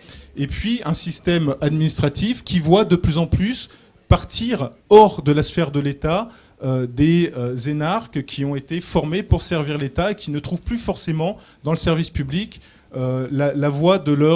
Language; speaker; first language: French; native; French